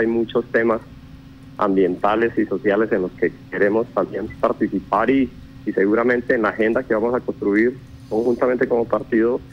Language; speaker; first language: Spanish; native; Spanish